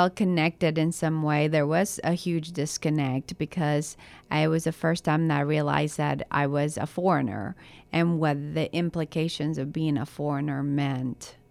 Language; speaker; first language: English; early bilingual, other home language; Spanish